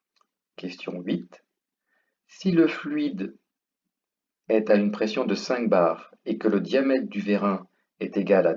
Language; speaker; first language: French; native; French